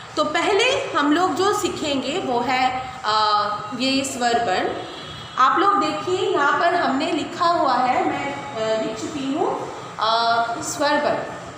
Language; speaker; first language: Hindi; non-native, local second language; Bangla